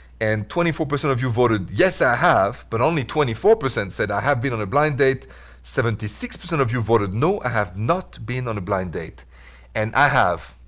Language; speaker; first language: English; non-native, fluent; French